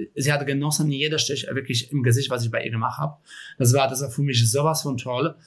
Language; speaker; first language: German; non-native, fluent; Polish